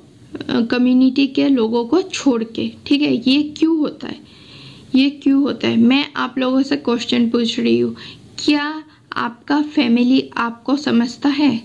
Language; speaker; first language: Hindi; non-native, local second language; Assamese